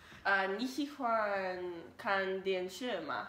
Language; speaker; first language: Chinese; non-native, learner; English